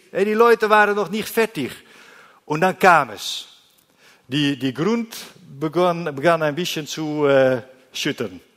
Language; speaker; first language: German; non-native, learner; Dutch